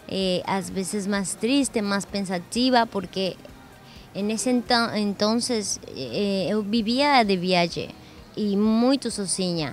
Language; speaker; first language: Portuguese; non-native, learner; Spanish